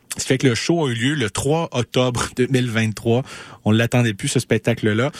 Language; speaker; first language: French; native; French